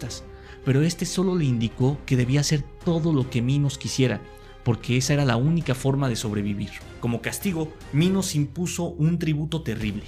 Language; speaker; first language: Spanish; native; Spanish